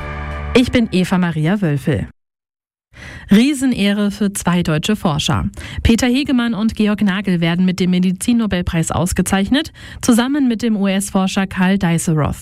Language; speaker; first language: German; native; German